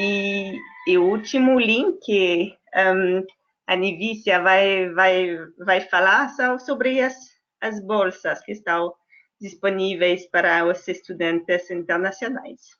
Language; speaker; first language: Portuguese; non-native, fluent; French